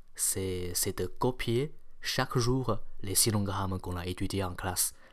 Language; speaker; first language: French; non-native, fluent; Chinese